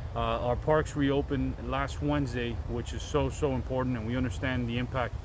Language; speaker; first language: English; early bilingual, other home language; Spanish